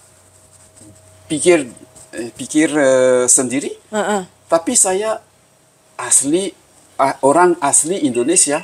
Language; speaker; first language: Indonesian; early bilingual, heritage; Javanese